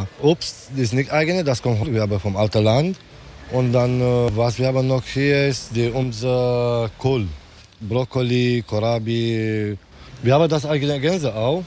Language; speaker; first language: German; non-native, learner; Romanian